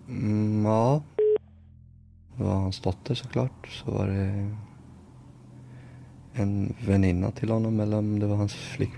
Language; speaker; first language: Swedish; early bilingual, other home language; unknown